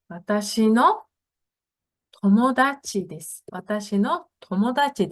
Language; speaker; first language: Japanese; non-native, fluent; Mongolian